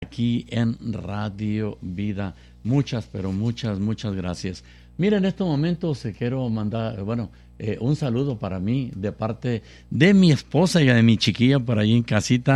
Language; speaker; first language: Spanish; native; Spanish